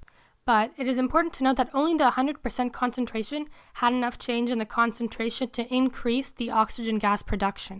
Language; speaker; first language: English; native; English